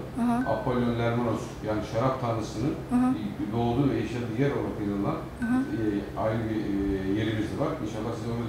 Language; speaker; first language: Turkish; native; Turkish